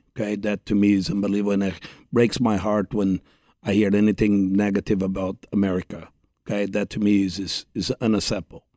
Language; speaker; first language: English; non-native, fluent; Portuguese